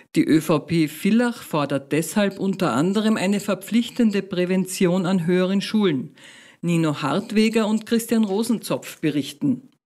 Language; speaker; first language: German; native; German